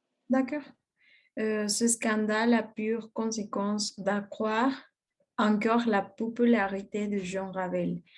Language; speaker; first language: French; non-native, learner; Spanish